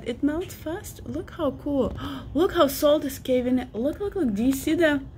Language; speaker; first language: English; non-native, fluent; Russian